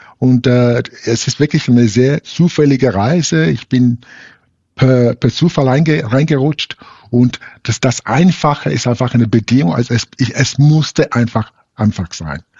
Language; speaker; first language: German; non-native, fluent; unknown